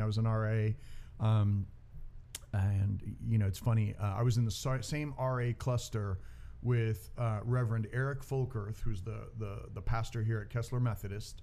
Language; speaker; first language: English; early bilingual, other home language; Spanish